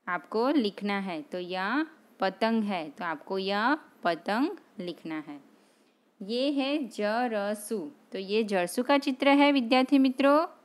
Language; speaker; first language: Hindi; non-native, local second language; Gujarati